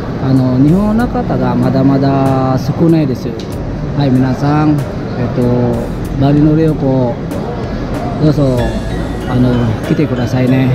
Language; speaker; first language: Japanese; non-native, fluent; Indonesian